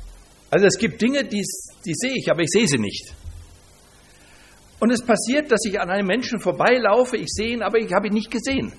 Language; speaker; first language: German; native; German